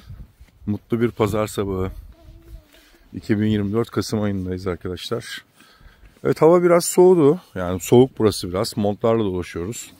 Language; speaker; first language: Turkish; native; Turkish